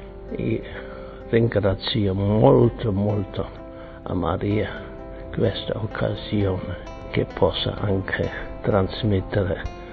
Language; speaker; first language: Italian; non-native, fluent; German